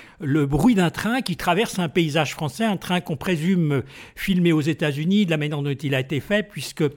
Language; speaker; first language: French; native; French